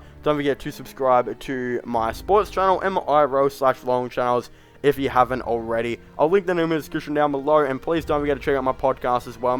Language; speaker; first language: English; native; English